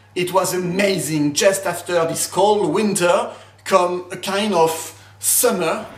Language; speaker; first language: English; non-native, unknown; French